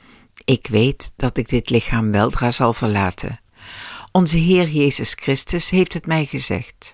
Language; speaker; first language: Dutch; native; Dutch